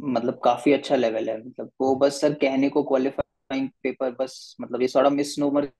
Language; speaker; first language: Hindi; native; Hindi